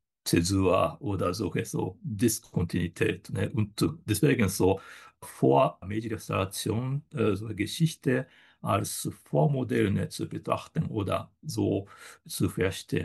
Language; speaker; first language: German; non-native, fluent; Japanese